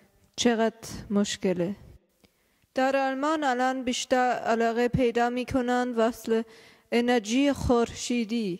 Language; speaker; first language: Persian; early bilingual, heritage; German